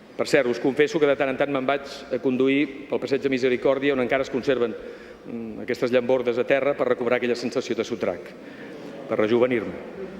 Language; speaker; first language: Catalan; native; Catalan